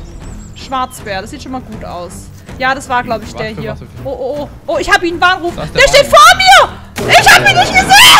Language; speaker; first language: German; native; German